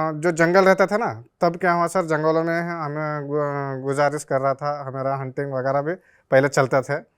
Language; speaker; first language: Hindi; non-native, local second language; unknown